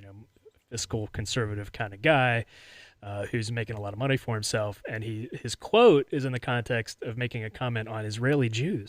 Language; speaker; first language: English; native; English